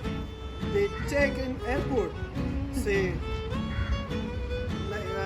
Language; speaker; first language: English; non-native, learner; Hindi